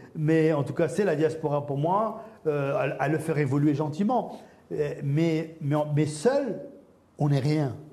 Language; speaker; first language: French; early bilingual, other home language; Arabic